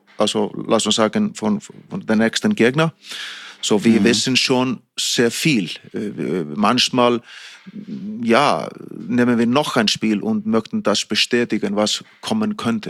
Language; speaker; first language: German; non-native, fluent; Icelandic